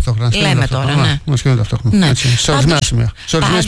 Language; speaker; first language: Greek; native; Greek